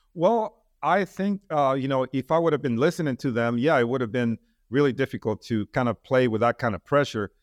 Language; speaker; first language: English; non-native, fluent; Spanish